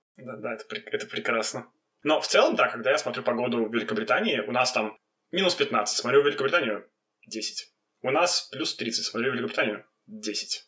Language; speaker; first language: Russian; native; Russian